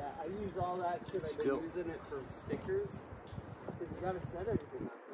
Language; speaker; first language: English; native; English